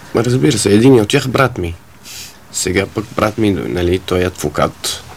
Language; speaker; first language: Bulgarian; non-native, fluent; Arabic